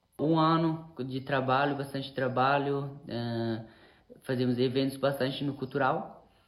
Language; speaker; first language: Portuguese; non-native, learner; Persian